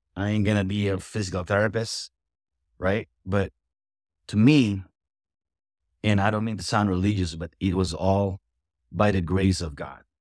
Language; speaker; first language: English; non-native, local second language; Filipino